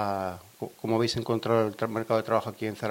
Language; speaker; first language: Spanish; native; Spanish